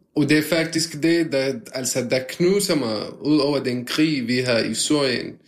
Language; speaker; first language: Danish; non-native, fluent; Arabic